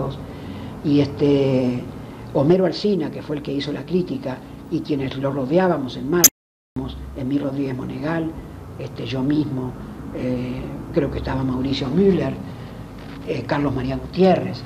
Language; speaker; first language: Spanish; native; Spanish